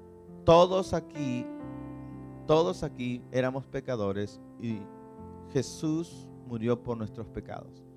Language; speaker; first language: Spanish; native; Spanish